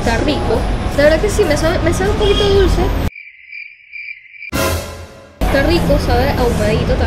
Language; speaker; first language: Spanish; native; Spanish